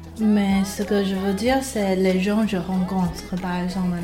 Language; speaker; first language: French; non-native, fluent; Chinese